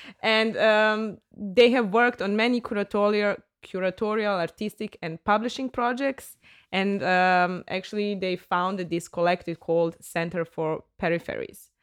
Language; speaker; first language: English; non-native, fluent; Serbian